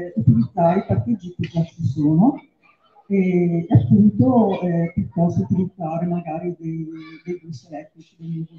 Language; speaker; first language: Italian; native; Italian